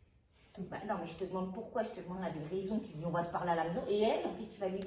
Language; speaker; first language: French; native; French